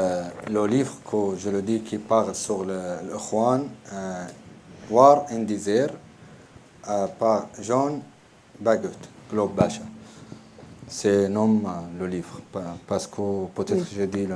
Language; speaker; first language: French; non-native, learner; Arabic